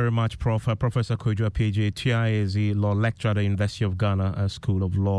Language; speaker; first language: English; non-native, local second language; Akan